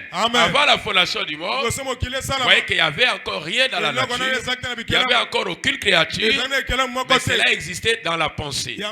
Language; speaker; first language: French; non-native, local second language; Lingala